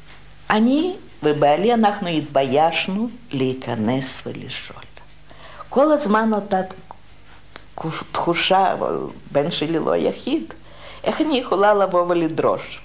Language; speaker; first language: Hebrew; non-native, fluent; Russian